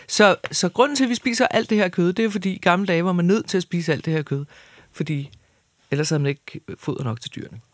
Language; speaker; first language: Danish; native; Danish